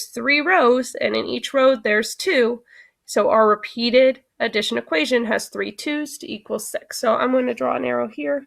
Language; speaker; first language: English; native; English